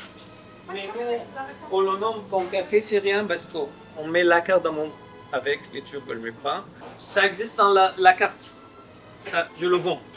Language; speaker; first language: French; non-native, fluent; Arabic